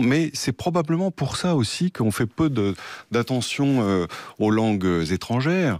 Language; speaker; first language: French; native; French